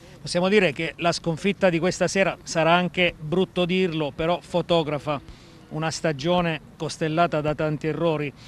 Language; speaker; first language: Italian; native; Italian